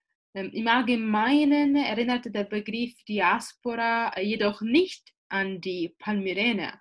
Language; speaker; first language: German; non-native, fluent; Italian